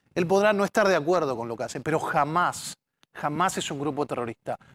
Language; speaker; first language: Spanish; native; Spanish